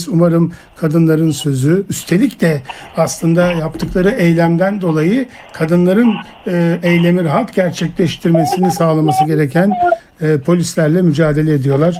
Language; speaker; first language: Turkish; native; Turkish